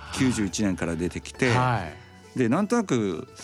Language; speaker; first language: Japanese; native; Japanese